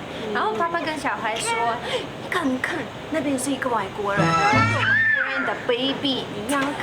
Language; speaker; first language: Chinese; non-native, learner; Russian